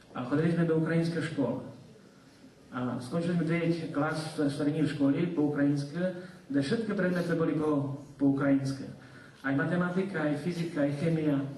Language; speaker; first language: Slovak; non-native, local second language; Rusyn